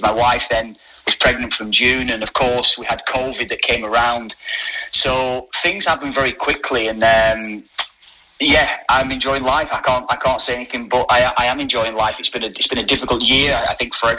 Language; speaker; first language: English; native; English